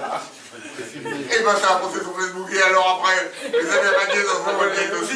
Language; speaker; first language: French; native; French